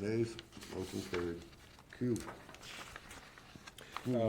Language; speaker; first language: English; native; English